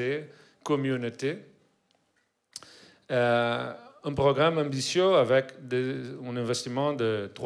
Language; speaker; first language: French; non-native, learner; Portuguese